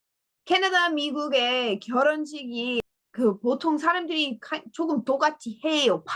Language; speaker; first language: Korean; non-native, learner; English